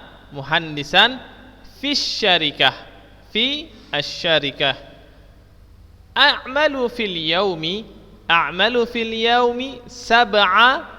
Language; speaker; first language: Arabic; non-native, fluent; Indonesian